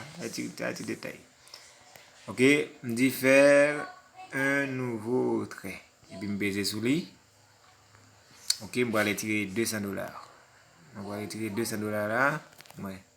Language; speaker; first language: French; non-native, learner; Haitian Creole